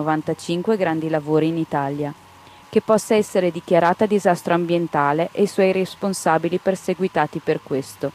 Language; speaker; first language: Italian; native; Italian